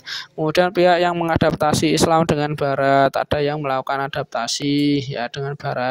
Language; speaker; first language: Indonesian; native; Indonesian